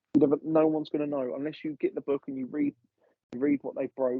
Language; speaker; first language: English; native; English